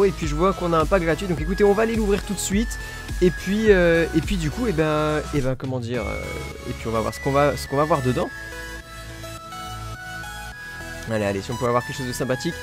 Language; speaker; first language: French; native; French